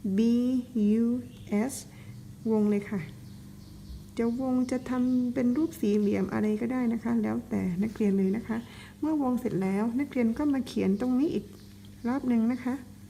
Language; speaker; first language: Thai; non-native, local second language; Pattani Malay